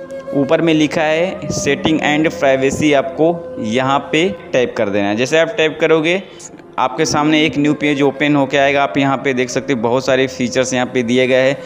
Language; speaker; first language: Hindi; native; Hindi